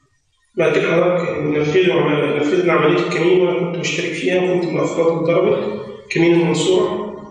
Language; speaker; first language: Arabic; native; Arabic